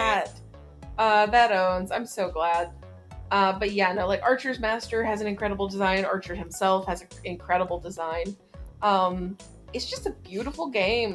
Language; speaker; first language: English; native; English